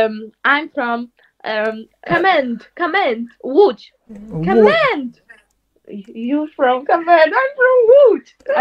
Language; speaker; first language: English; non-native, learner; Polish